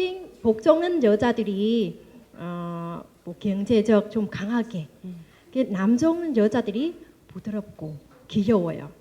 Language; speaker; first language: Korean; non-native, learner; Vietnamese